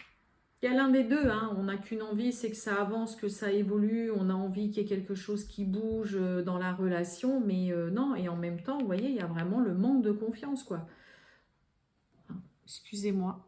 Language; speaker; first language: French; native; French